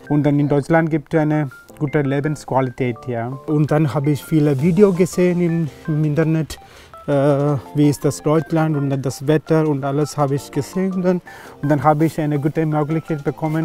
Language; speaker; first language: German; non-native, learner; Malayalam